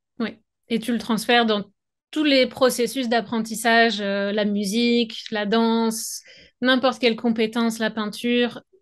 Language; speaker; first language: French; native; French